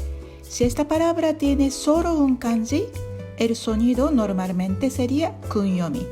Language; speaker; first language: Spanish; non-native, fluent; Japanese